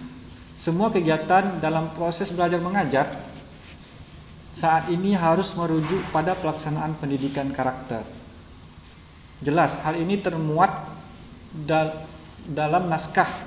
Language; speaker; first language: Indonesian; native; Indonesian